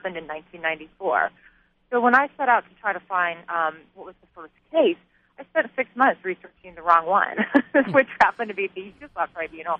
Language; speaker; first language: English; native; English